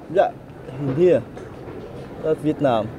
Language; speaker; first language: Dutch; non-native, learner; Vietnamese